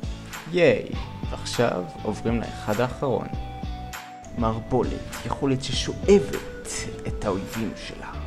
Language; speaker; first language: Hebrew; native; Hebrew